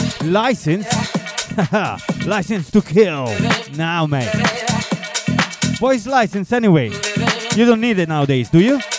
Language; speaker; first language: English; non-native, fluent; Italian